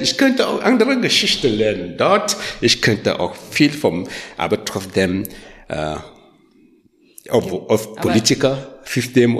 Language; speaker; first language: German; non-native, learner; French